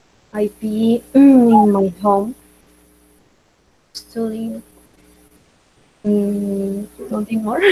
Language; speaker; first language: English; non-native, learner; Spanish